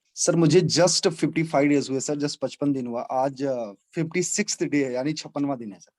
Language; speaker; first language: Hindi; native; Hindi